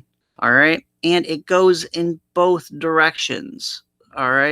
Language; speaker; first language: English; native; English